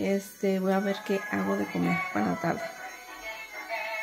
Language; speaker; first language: Spanish; native; Spanish